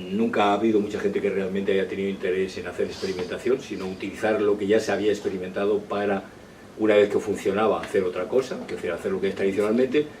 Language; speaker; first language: Spanish; native; Spanish